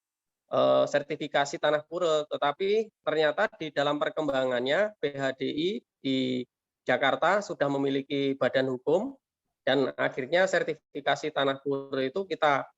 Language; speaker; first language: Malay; non-native, local second language; Javanese